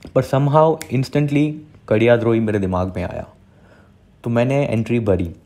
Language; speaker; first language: Hindi; non-native, local second language; Gujarati